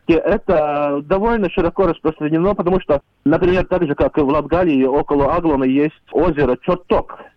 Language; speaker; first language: Russian; non-native, local second language; Latvian